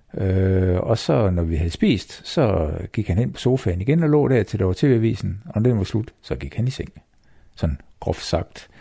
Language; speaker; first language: Danish; native; Danish